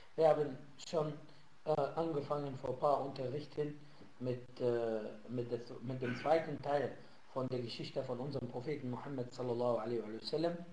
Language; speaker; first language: German; non-native, fluent; Arabic